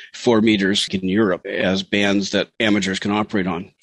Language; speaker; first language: English; native; English